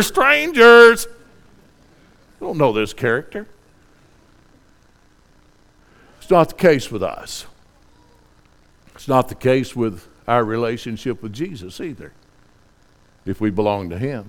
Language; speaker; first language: English; native; English